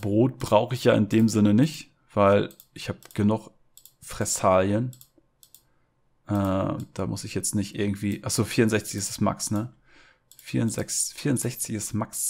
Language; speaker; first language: German; native; German